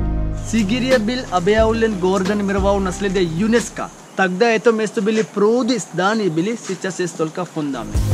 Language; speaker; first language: Russian; non-native, learner; Sinhala